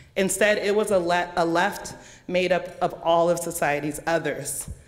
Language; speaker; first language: English; native; English